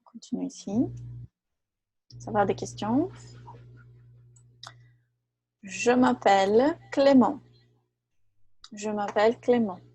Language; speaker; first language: French; non-native, fluent; Portuguese